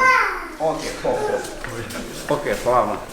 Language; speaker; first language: English; non-native, learner; Uzbek